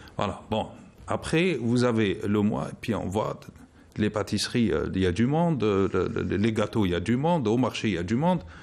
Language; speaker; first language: French; non-native, local second language; Arabic